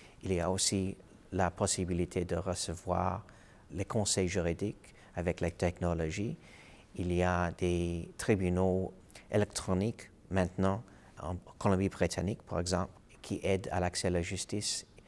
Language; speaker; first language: French; non-native, fluent; English